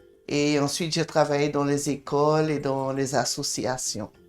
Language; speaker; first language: French; non-native, fluent; English